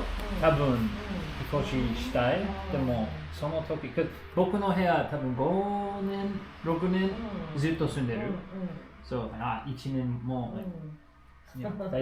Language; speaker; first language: Japanese; non-native, learner; English